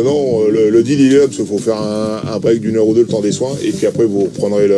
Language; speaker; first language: French; native; French